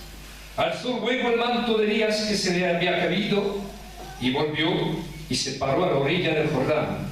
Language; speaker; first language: Spanish; early bilingual, heritage; French